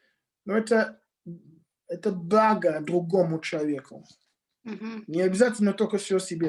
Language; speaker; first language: Russian; non-native, fluent; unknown